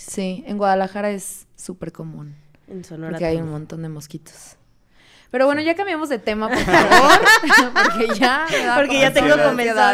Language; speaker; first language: Spanish; native; Spanish